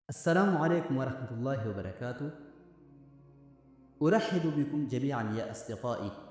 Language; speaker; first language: Arabic; non-native, fluent; Urdu